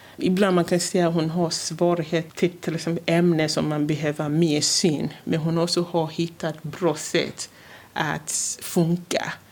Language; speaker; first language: Swedish; non-native, fluent; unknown